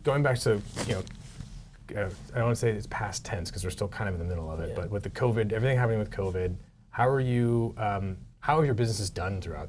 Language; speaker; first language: English; native; English